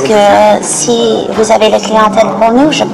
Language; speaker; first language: French; non-native, learner; English